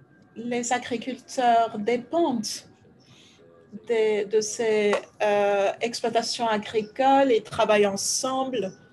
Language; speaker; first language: French; non-native, fluent; Ukrainian